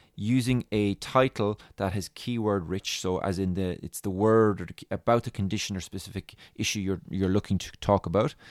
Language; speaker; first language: English; native; English